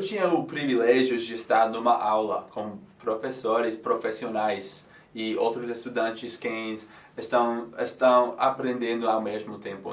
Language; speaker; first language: Portuguese; non-native, fluent; English